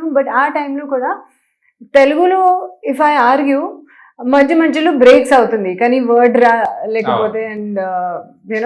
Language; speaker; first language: Telugu; non-native, local second language; Hindi